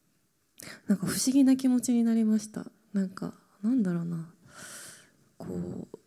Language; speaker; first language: Japanese; native; Japanese